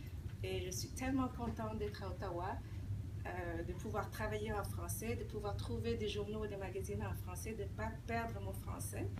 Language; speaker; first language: French; early bilingual, other home language; Vietnamese